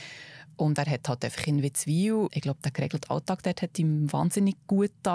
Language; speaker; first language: German; native; German